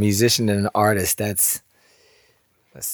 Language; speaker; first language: English; native; English